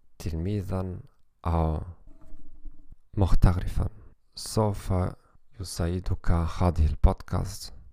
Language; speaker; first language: Arabic; non-native, learner; German